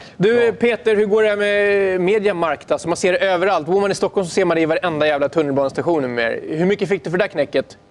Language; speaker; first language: Swedish; native; Swedish